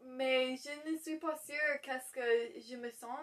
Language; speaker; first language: French; non-native, learner; English